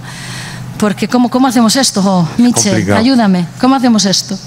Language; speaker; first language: Spanish; native; Spanish